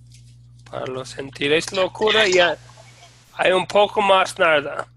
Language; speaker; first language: Spanish; non-native, fluent; English